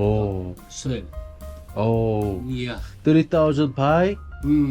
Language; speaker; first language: English; non-native, learner; Korean